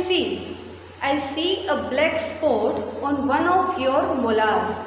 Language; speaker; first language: English; non-native, local second language; Gujarati